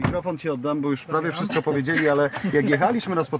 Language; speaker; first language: Polish; native; Polish